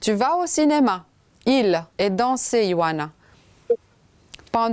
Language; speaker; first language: French; non-native, fluent; Romanian